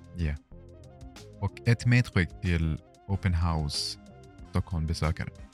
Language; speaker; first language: Swedish; non-native, fluent; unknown